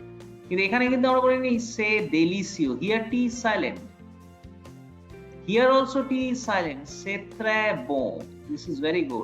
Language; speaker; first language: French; non-native, fluent; Bangla